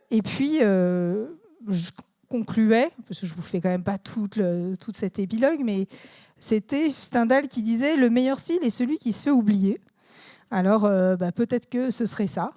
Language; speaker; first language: French; native; French